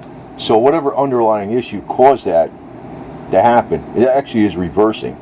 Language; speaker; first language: English; native; English